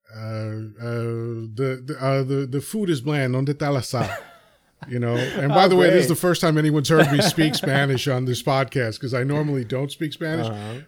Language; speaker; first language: English; early bilingual, other home language; Spanish